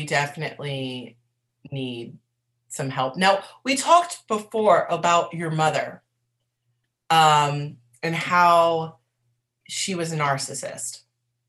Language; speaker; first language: English; native; English